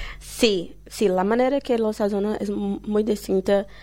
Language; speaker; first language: Spanish; non-native, learner; Portuguese